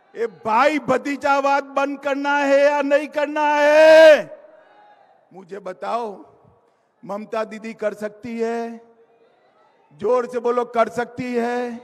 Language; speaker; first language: Hindi; non-native, local second language; Gujarati